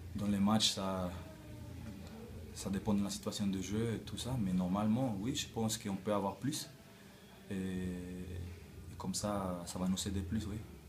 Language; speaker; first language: French; non-native, local second language; German